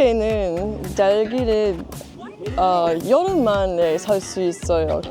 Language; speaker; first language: Korean; non-native, learner; English